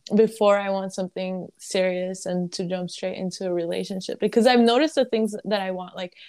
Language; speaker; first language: English; early bilingual, other home language; Arabic